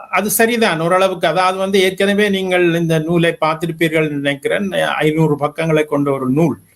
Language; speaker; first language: Tamil; native; Tamil